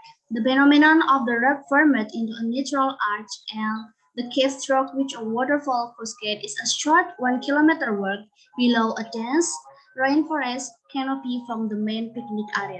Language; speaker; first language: English; non-native, learner; Indonesian